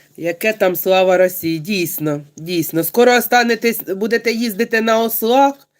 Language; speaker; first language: Ukrainian; non-native, local second language; Russian